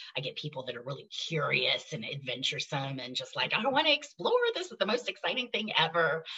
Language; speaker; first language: English; native; English